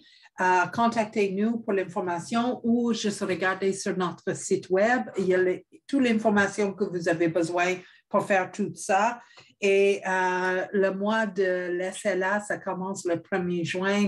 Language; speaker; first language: French; non-native, fluent; English